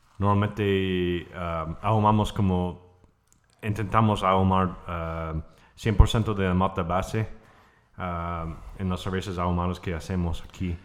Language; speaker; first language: Spanish; non-native, fluent; English